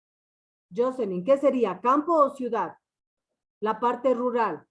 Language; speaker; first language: Spanish; native; Spanish